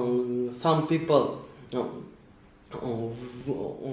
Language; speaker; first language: English; non-native, learner; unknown